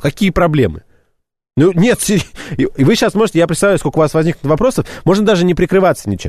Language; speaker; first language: Russian; native; Russian